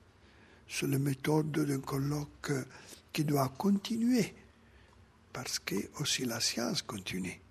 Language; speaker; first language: French; non-native, fluent; Italian